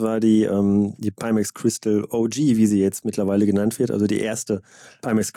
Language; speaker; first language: German; native; German